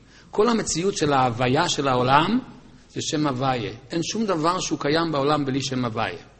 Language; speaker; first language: Hebrew; native; Hebrew